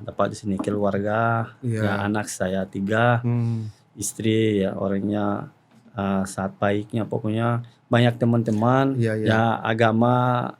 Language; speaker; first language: Indonesian; non-native, fluent; Portuguese